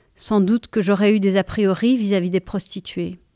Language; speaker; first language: French; native; French